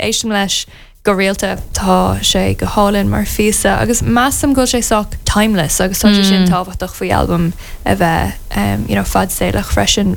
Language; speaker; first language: Irish; native; Irish